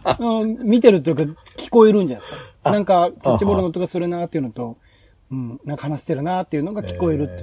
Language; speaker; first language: Japanese; native; Japanese